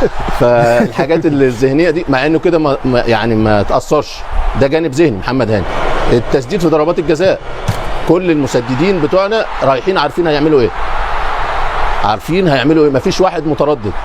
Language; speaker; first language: Arabic; native; Arabic